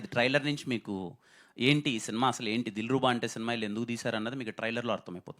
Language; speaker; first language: Telugu; native; Telugu